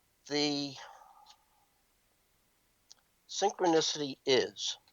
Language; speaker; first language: English; native; English